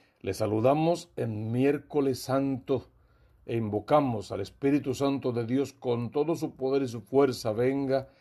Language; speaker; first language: Spanish; native; Spanish